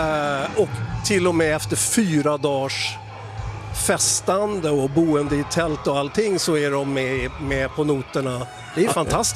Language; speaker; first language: Swedish; native; Swedish